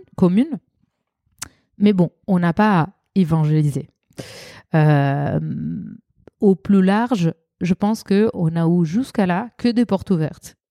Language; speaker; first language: French; non-native, fluent; Italian